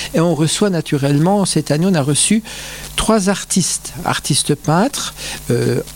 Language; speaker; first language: French; native; French